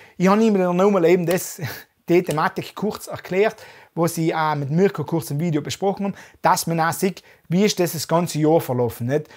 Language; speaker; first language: German; native; German